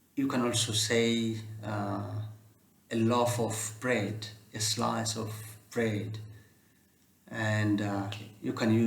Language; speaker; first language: English; non-native, local second language; Amharic